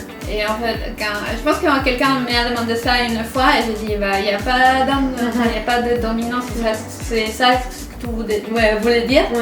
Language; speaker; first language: French; non-native, fluent; Spanish